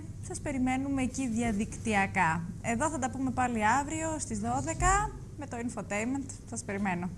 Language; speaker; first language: Greek; native; Greek